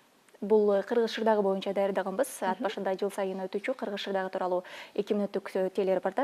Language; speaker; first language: Kyrgyz; native; Kyrgyz